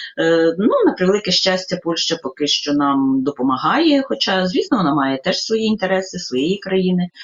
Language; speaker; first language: Ukrainian; native; Ukrainian